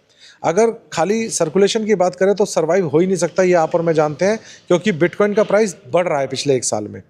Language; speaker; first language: Hindi; native; Hindi